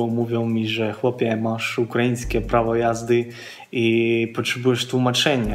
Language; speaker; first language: Polish; non-native, fluent; Ukrainian